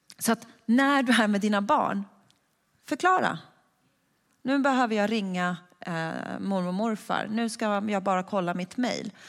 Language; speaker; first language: Swedish; early bilingual, other home language; Persian